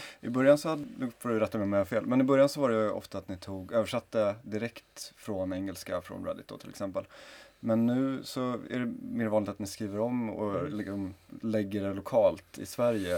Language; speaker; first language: Swedish; native; Swedish